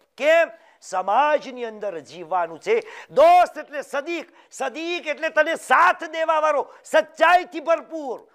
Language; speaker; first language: Gujarati; early bilingual, heritage; Gujarati